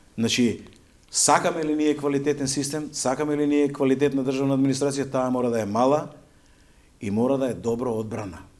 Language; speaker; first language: Macedonian; native; Macedonian